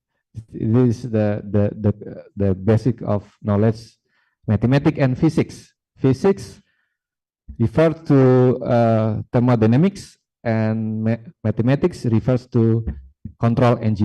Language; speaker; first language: English; non-native, fluent; Indonesian